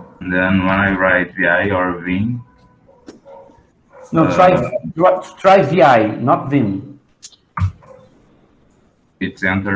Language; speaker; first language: English; non-native, fluent; Portuguese